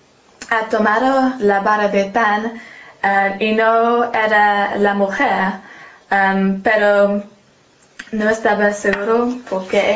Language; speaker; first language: Spanish; non-native, learner; English